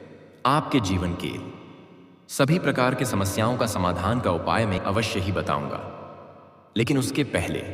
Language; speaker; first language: Hindi; native; Hindi